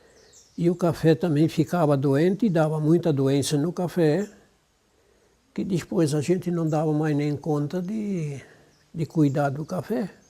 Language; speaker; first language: Portuguese; non-native, local second language; German